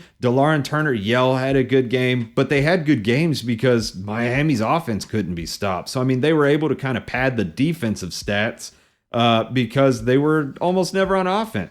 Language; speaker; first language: English; native; English